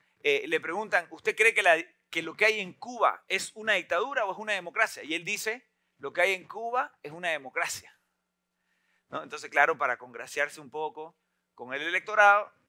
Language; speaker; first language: Spanish; native; Spanish